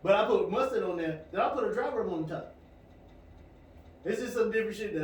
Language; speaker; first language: English; native; English